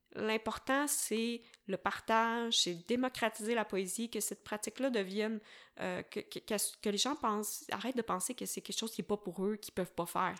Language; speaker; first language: French; native; French